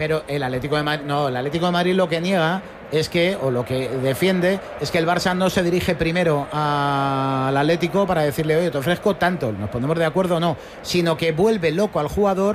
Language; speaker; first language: Spanish; native; Spanish